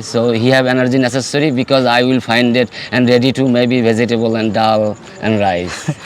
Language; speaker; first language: English; non-native, local second language; Bangla